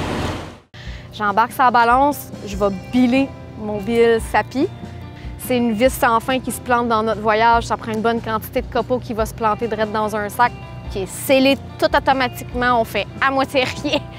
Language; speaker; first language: French; native; French